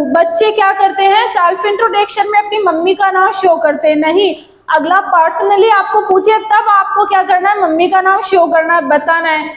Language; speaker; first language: Hindi; native; Hindi